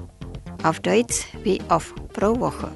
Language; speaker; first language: German; non-native, fluent; Indonesian